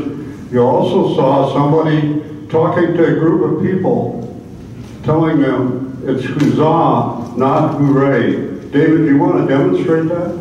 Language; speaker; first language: English; native; English